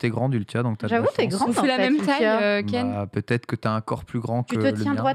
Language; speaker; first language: French; native; French